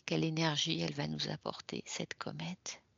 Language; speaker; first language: French; native; French